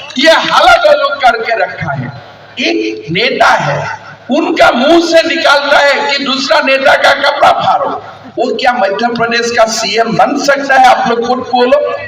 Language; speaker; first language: Hindi; non-native, local second language; Assamese